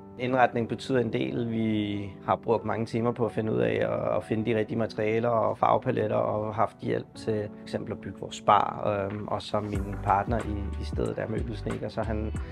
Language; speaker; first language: Danish; early bilingual, other home language; Urdu